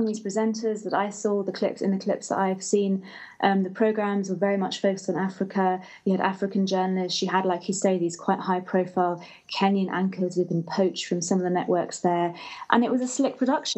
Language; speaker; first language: English; native; English